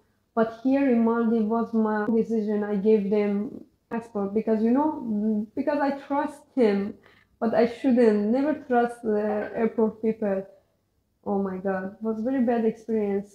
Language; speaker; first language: English; non-native, learner; Persian